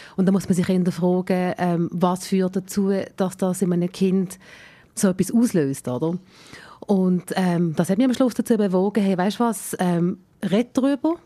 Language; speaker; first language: German; early bilingual, other home language; Malayalam